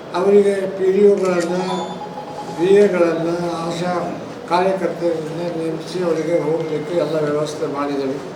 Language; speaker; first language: Kannada; non-native, local second language; Lambadi